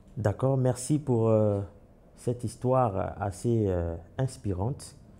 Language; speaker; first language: French; non-native, local second language; Wolof